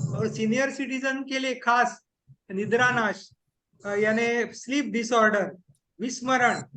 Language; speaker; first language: Hindi; non-native, local second language; Marathi